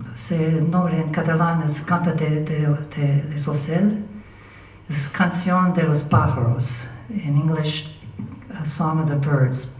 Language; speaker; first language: Spanish; non-native, learner; English